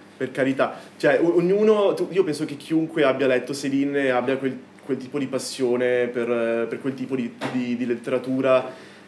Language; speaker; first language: Italian; native; Italian